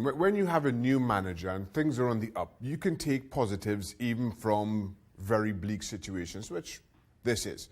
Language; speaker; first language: English; native; English